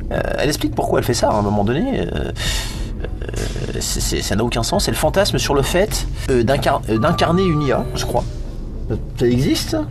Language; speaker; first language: French; native; French